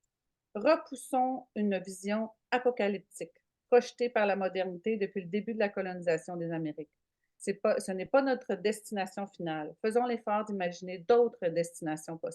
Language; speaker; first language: French; native; French